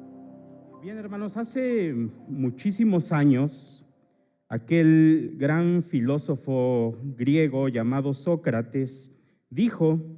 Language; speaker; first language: Spanish; native; Spanish